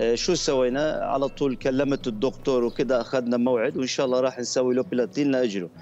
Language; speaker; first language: Arabic; non-native, fluent; Turkish